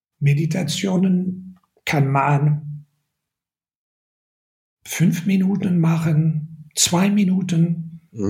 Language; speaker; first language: German; non-native, fluent; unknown